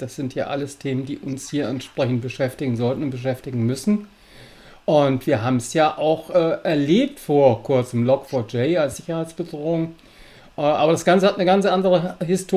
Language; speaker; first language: German; native; German